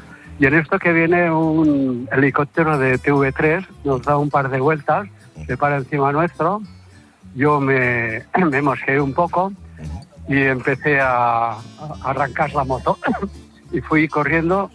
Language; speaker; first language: Spanish; native; Spanish